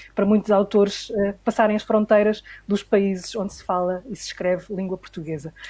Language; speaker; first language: Portuguese; native; Portuguese